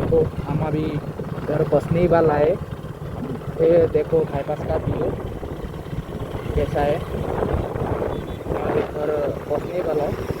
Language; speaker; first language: Hindi; non-native, local second language; Assamese